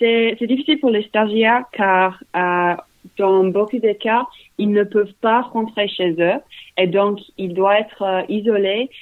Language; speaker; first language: French; non-native, learner; English